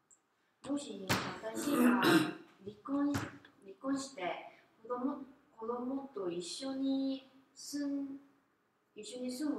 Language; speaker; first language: Japanese; non-native, learner; Korean